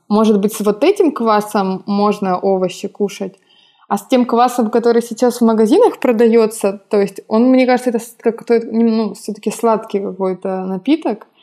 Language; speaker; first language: Russian; native; Russian